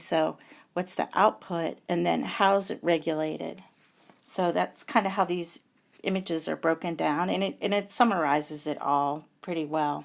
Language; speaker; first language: English; native; English